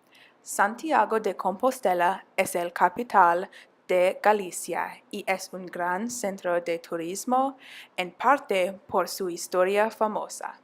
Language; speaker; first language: Spanish; non-native, learner; English